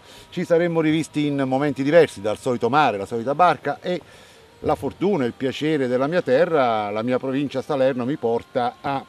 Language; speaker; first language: Italian; native; Italian